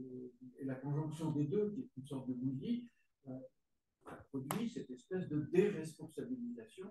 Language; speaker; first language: French; native; French